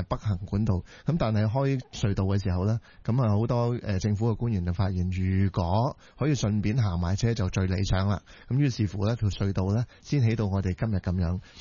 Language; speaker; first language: Cantonese; native; Cantonese